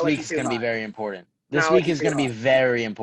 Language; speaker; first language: English; native; English